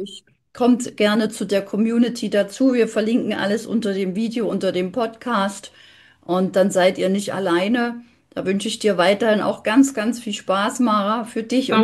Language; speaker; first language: German; native; German